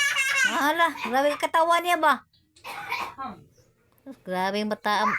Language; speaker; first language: Filipino; non-native, local second language; Cebuano